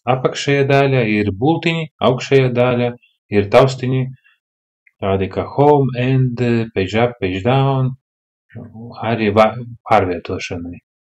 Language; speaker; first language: Latvian; non-native, local second language; Russian